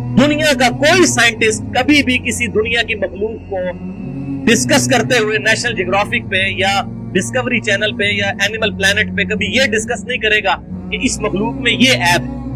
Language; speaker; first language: Urdu; non-native, local second language; Punjabi